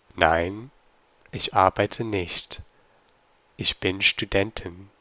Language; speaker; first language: German; non-native, fluent; English